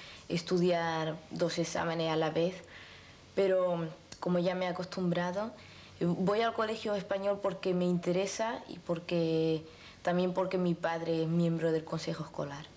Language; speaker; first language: Spanish; early bilingual, heritage; Spanish